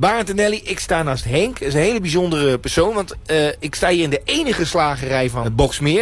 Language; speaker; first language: Dutch; native; Dutch